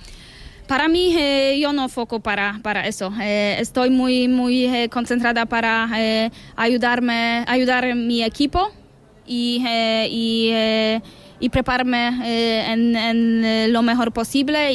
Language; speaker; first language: Spanish; non-native, learner; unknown